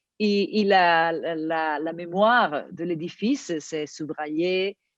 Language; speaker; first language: French; non-native, fluent; Italian